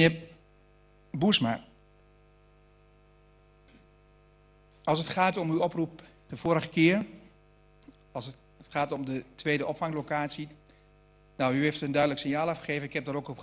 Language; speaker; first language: Dutch; native; Dutch